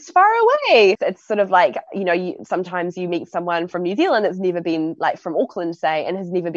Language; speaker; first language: English; native; English